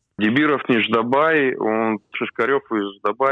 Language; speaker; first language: German; non-native, learner; Russian